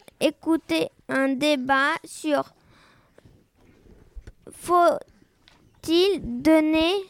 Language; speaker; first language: French; non-native, learner; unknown